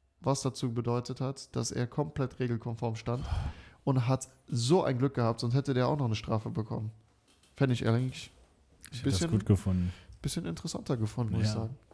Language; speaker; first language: German; native; German